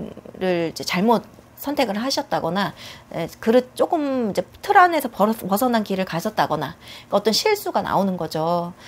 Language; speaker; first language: Korean; native; Korean